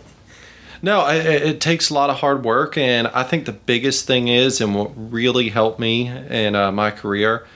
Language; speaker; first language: English; native; English